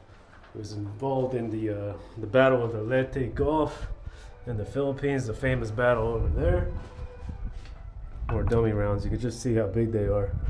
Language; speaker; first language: English; native; English